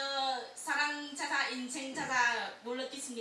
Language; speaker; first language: Korean; non-native, learner; Vietnamese